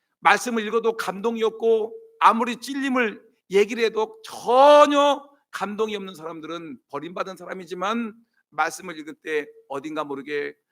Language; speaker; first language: Korean; native; Korean